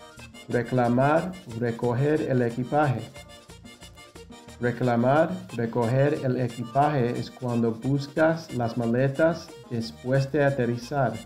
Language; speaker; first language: Spanish; non-native, fluent; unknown